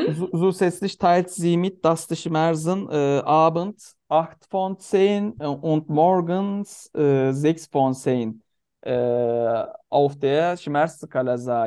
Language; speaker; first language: German; non-native, learner; Turkish